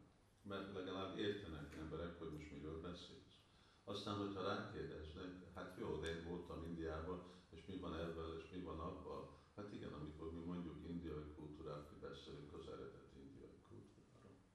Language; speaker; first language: Hungarian; early bilingual, heritage; Hungarian